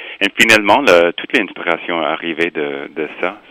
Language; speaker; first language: French; non-native, local second language; English